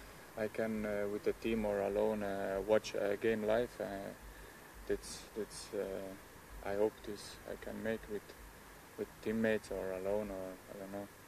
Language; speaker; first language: English; non-native, learner; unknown